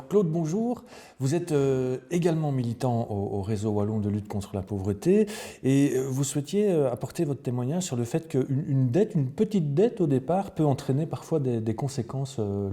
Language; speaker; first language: French; native; French